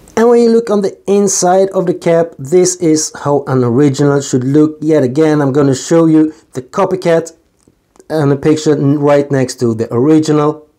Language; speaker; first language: English; non-native, fluent; Swedish